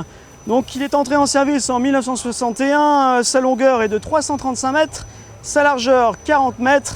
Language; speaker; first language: French; native; French